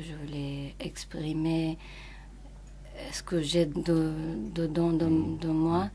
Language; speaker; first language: French; non-native, fluent; Japanese